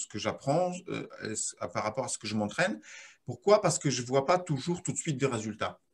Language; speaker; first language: French; non-native, fluent; Polish